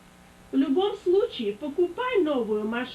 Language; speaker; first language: Russian; native; Russian